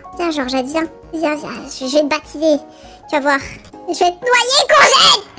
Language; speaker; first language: French; early bilingual, other home language; Polish